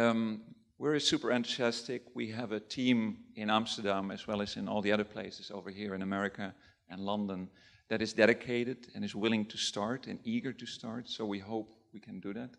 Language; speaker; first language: English; non-native, fluent; Dutch